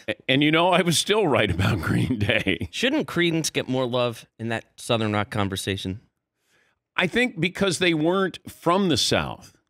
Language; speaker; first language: English; native; English